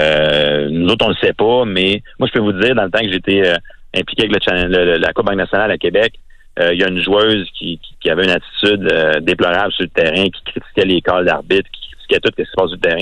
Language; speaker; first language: French; native; French